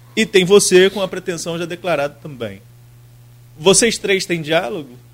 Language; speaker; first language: Portuguese; native; Portuguese